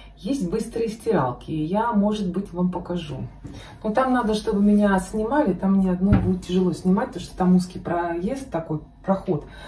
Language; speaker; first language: Russian; native; Russian